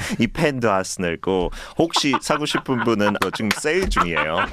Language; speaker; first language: Korean; non-native, fluent; English